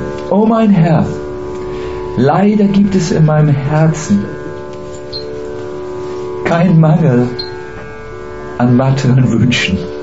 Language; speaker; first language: German; native; German